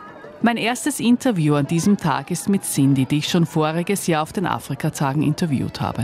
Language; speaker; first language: German; native; German